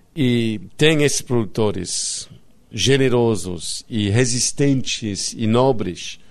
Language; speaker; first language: Portuguese; non-native, fluent; English